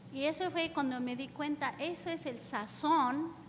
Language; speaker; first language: Spanish; early bilingual, heritage; Spanish